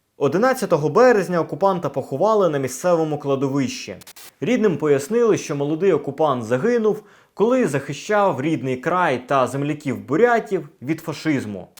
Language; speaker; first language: Ukrainian; native; Ukrainian